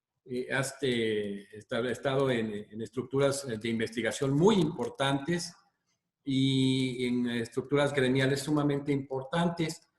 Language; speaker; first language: Spanish; native; Spanish